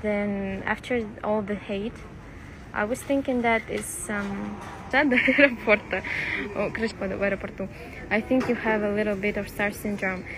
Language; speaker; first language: English; non-native, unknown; Russian